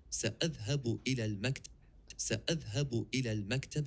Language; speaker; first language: Arabic; non-native, learner; English